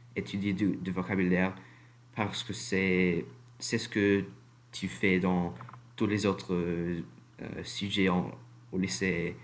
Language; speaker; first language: French; non-native, learner; English